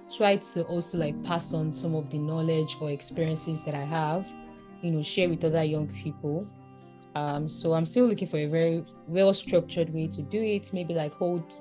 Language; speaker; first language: English; non-native, local second language; Yoruba